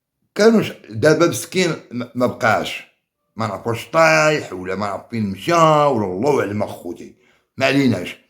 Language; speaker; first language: Arabic; native; Arabic